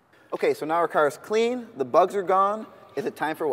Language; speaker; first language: English; native; English